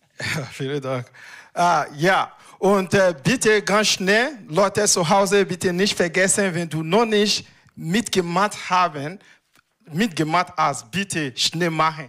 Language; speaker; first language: German; non-native, learner; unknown